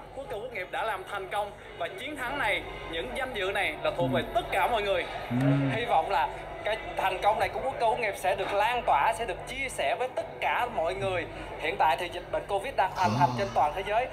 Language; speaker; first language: Vietnamese; native; Vietnamese